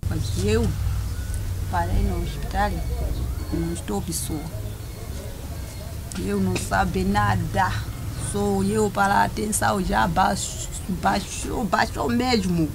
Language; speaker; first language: Portuguese; non-native, learner; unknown